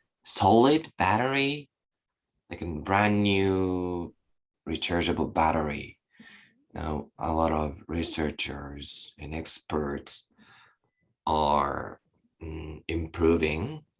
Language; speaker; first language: English; non-native, learner; Japanese